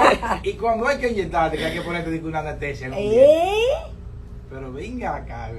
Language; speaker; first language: Spanish; native; Spanish